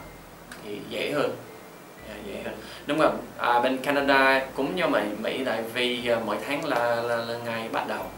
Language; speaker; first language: Vietnamese; non-native, fluent; English